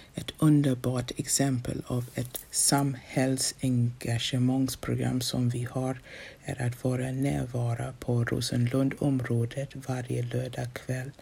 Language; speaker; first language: Swedish; non-native, fluent; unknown